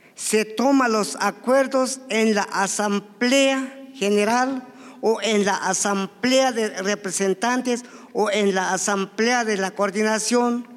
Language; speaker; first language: Spanish; non-native, local second language; Tzotzil